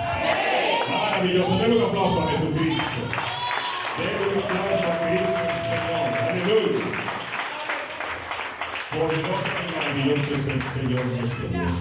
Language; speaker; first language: Spanish; native; Spanish